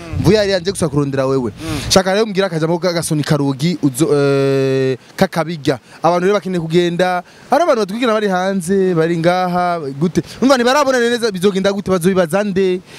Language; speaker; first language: Rundi; native; Rundi